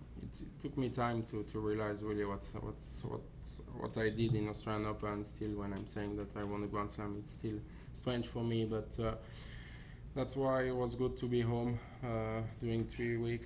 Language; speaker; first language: English; non-native, fluent; French